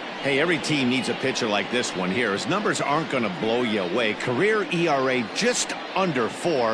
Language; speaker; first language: English; native; English